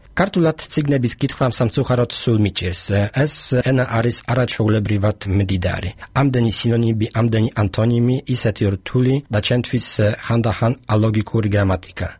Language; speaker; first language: Georgian; non-native, fluent; Polish